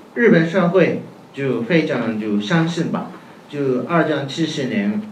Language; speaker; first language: Chinese; non-native, fluent; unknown